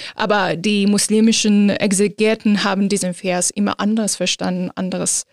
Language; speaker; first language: German; non-native, fluent; Azerbaijani